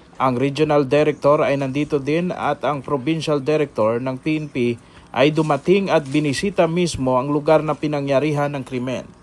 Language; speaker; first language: Filipino; native; Filipino